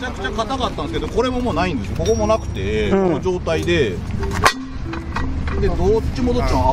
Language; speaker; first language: Japanese; native; Japanese